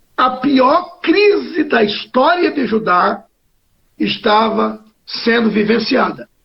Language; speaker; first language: Portuguese; native; Portuguese